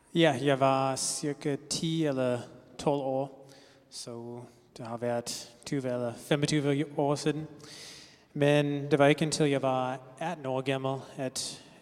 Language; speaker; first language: Danish; non-native, learner; English